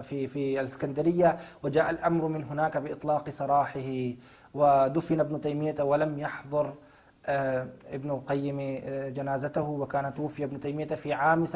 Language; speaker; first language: Arabic; native; Arabic